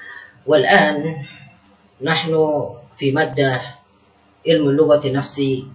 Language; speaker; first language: Arabic; non-native, fluent; Indonesian